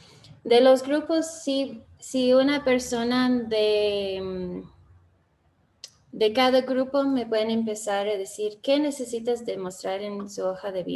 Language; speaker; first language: Spanish; non-native, fluent; English